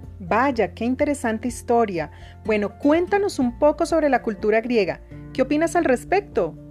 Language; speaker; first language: Spanish; native; Spanish